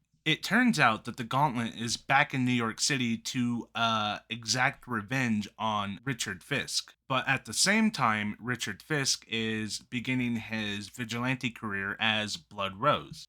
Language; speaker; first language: English; native; English